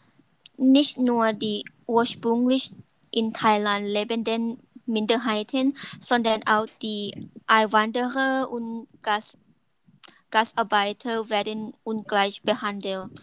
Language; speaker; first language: German; non-native, learner; Thai